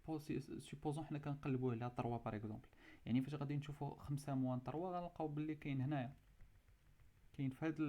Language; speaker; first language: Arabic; native; Arabic